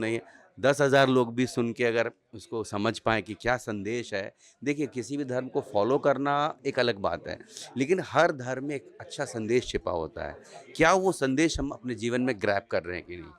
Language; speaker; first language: Hindi; native; Hindi